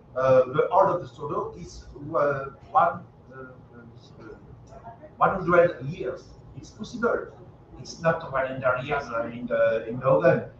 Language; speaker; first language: English; non-native, learner; French